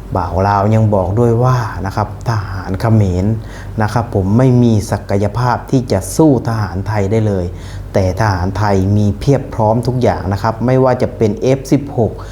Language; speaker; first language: Thai; native; Thai